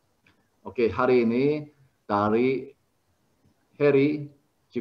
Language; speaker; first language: Indonesian; non-native, learner; Korean